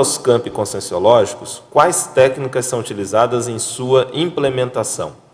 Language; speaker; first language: Portuguese; native; Portuguese